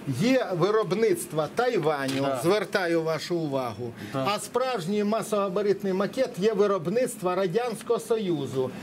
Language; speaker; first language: Ukrainian; native; Ukrainian